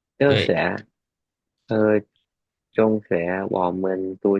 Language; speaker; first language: Chinese; non-native, fluent; Thai